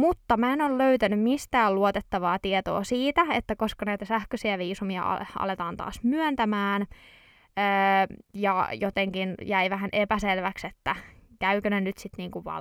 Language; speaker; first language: Finnish; native; Finnish